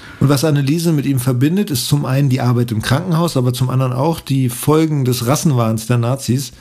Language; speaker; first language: German; native; German